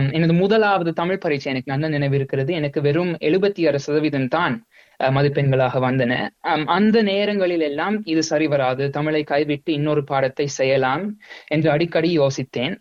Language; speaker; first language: Tamil; early bilingual, heritage; Tamil